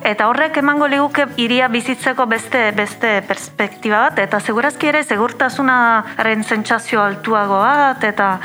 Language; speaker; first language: Basque; non-native, fluent; Italian